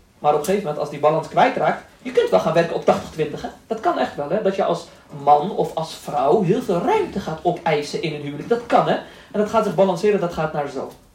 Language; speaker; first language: Dutch; early bilingual, other home language; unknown